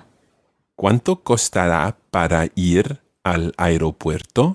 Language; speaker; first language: Spanish; non-native, fluent; English